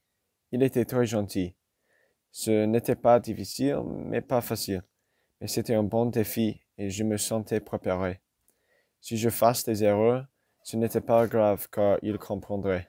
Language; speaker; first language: French; non-native, learner; English